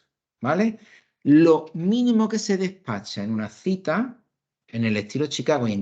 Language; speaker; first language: Spanish; native; Spanish